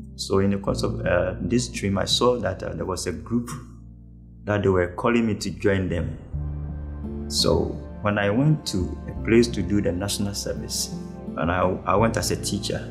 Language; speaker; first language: English; non-native, local second language; Akan